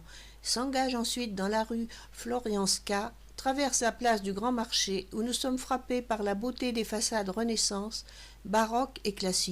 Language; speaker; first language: French; native; French